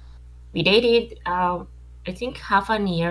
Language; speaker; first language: English; non-native, learner; Japanese